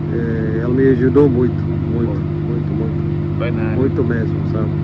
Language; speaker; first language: Portuguese; non-native, learner; Punjabi